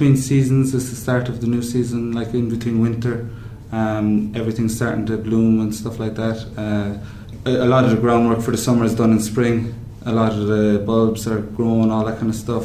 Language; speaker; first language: English; native; English